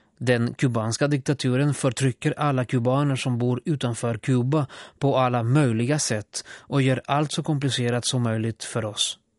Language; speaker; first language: Swedish; non-native, fluent; Spanish